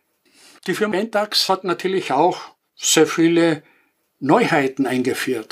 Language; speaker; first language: German; non-native, fluent; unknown